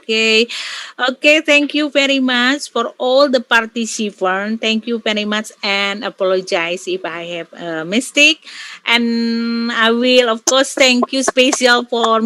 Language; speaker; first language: English; non-native, learner; Indonesian